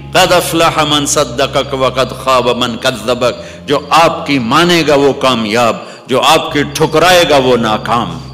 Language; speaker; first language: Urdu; non-native, local second language; Punjabi